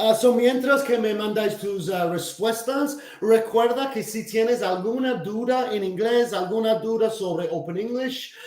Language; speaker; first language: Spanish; non-native, fluent; English